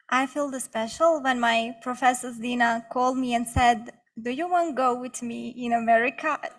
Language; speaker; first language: English; non-native, learner; Bosnian